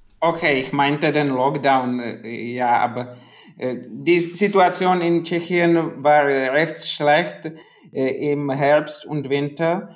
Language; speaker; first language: German; non-native, learner; Czech